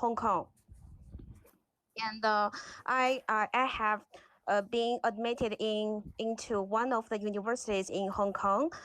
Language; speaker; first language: English; non-native, learner; Chinese